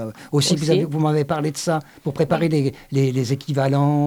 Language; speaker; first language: French; native; French